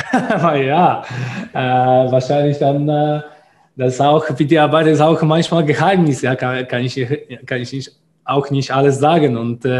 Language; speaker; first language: German; non-native, learner; Polish